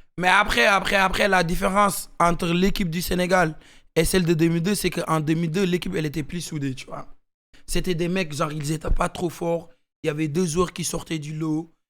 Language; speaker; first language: French; non-native, local second language; Wolof